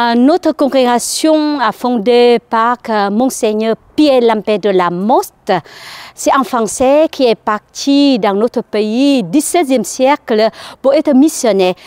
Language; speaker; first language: French; non-native, learner; Vietnamese